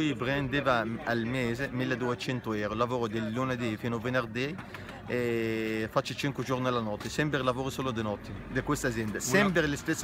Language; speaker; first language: Italian; non-native, learner; Arabic